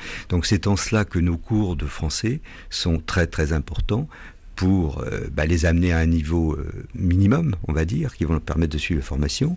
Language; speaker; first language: French; native; French